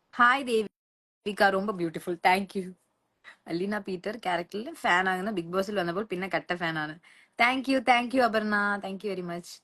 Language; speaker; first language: Malayalam; non-native, local second language; Tamil